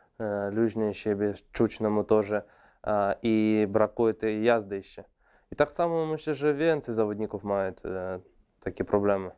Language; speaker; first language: Polish; non-native, fluent; Russian